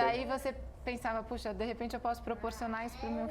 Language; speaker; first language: Portuguese; native; Portuguese